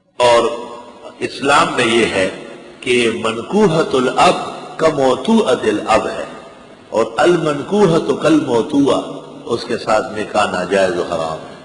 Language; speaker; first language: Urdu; non-native, local second language; Pashto